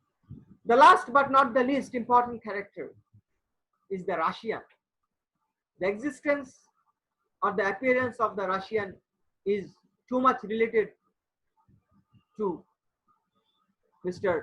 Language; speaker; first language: English; non-native, local second language; Bangla